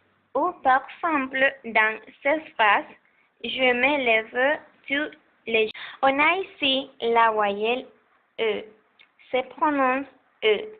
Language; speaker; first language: French; non-native, learner; Spanish